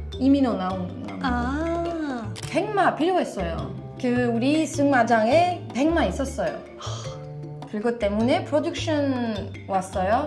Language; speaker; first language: Korean; non-native, learner; French